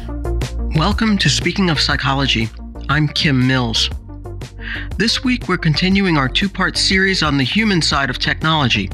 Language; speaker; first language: English; native; English